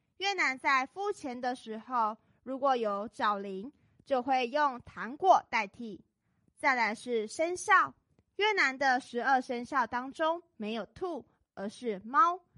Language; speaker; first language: Chinese; native; Chinese